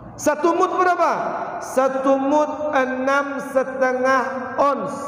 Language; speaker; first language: Malay; non-native, local second language; Minangkabau